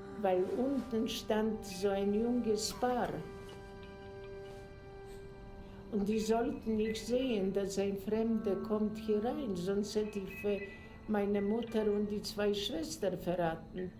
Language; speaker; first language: German; non-native, fluent; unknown